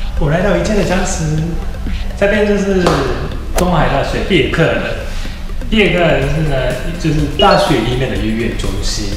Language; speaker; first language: Chinese; non-native, fluent; Japanese